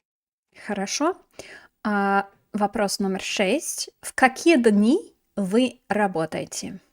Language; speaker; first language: Russian; non-native, fluent; English